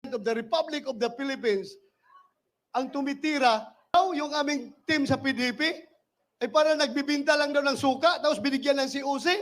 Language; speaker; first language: Filipino; non-native, local second language; Cebuano